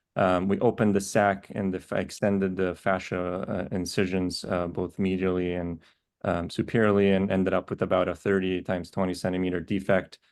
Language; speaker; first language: English; native; English